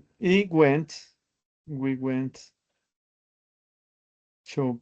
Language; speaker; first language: English; non-native, learner; Spanish